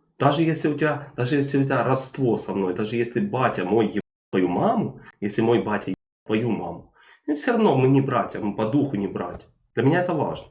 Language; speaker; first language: Russian; native; Russian